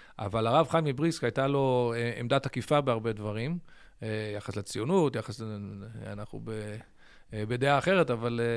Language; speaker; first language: Hebrew; early bilingual, other home language; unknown